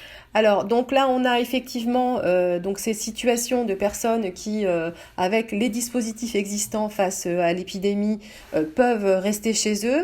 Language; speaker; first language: French; native; French